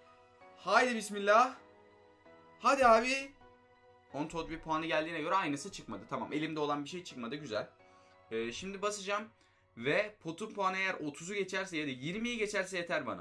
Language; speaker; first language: Turkish; native; Turkish